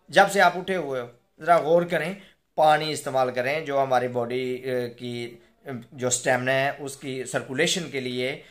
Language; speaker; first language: Urdu; non-native, local second language; Punjabi